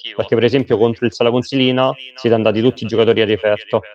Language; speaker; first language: Italian; native; Italian